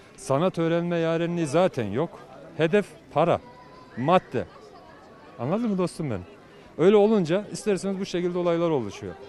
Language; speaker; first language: Turkish; native; Turkish